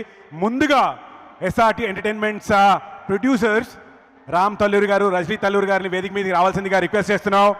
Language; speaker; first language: Telugu; native; Telugu